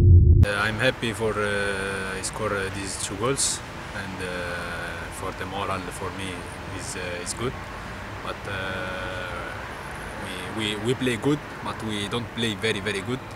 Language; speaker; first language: English; non-native, learner; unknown